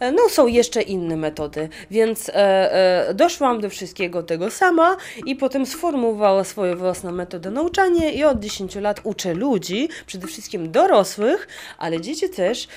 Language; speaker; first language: Polish; non-native, fluent; Russian